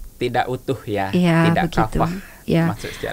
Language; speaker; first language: Indonesian; native; Indonesian